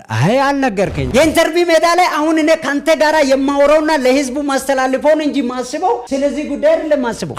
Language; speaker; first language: Amharic; non-native, local second language; Wolaytta